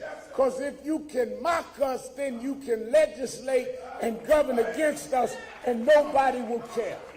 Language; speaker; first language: English; native; English